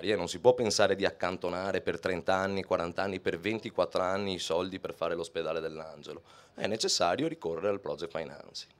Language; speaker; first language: Italian; native; Italian